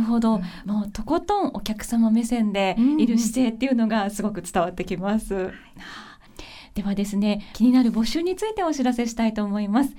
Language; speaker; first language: Japanese; native; Japanese